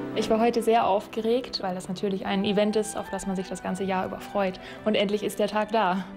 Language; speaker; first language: German; non-native, fluent; English